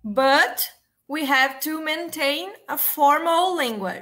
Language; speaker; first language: English; non-native, learner; Portuguese